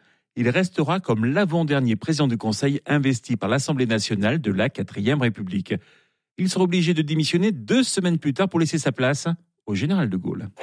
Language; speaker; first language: French; native; French